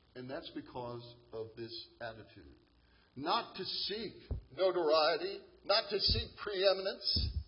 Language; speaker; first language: English; native; English